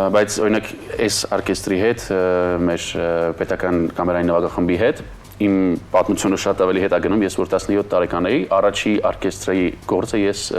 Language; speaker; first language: Armenian; native; Armenian